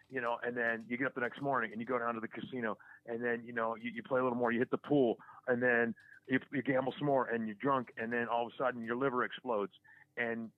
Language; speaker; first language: English; native; English